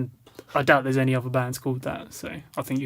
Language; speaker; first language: English; native; English